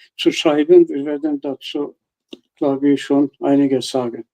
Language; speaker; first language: German; non-native, fluent; Kurdish